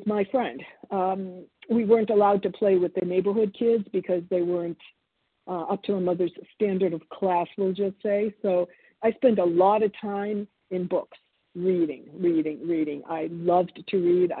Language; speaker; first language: English; early bilingual, other home language; Italian